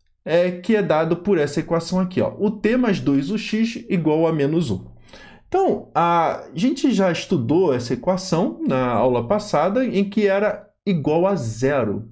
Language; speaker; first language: Portuguese; native; Portuguese